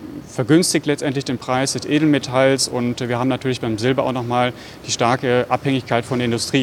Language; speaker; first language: German; native; German